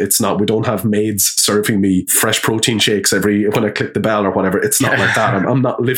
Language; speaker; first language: English; native; English